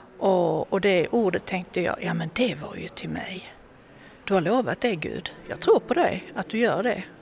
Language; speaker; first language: Swedish; native; Swedish